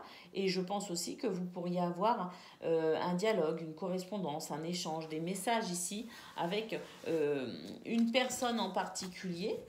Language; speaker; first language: French; native; French